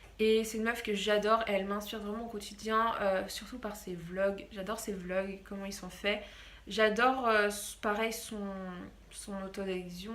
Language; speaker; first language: French; native; French